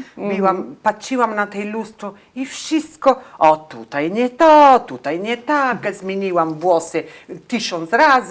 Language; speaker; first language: Polish; non-native, learner; Italian